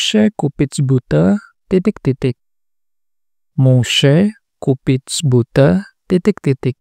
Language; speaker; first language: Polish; non-native, learner; Indonesian